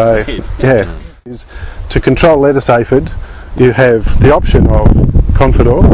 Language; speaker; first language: English; native; English